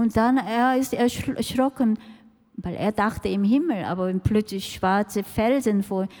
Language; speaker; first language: German; non-native, fluent; Korean